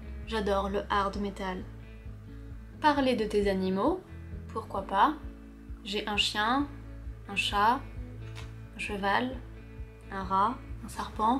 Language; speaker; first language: French; native; French